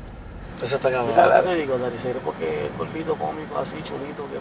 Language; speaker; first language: Spanish; native; Spanish